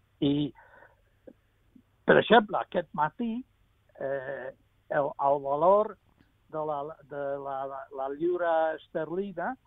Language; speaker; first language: Catalan; non-native, fluent; English